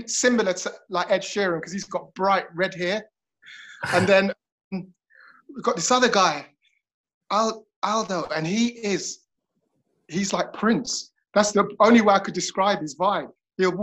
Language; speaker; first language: English; native; English